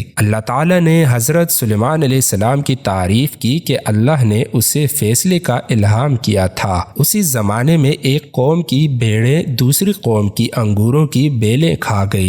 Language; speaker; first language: Urdu; native; Urdu